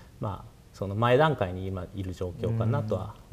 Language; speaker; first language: Japanese; native; Japanese